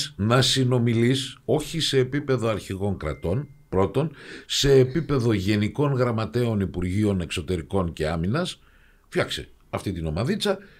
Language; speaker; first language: Greek; native; Greek